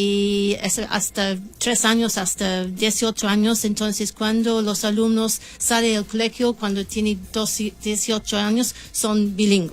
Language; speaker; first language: Spanish; non-native, learner; English